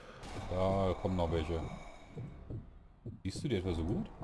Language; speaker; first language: German; native; German